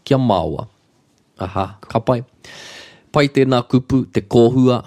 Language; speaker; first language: Māori; non-native, local second language; English